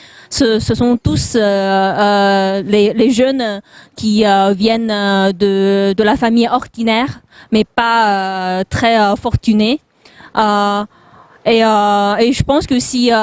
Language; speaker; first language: French; non-native, fluent; Chinese